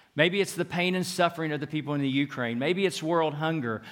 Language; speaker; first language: English; native; English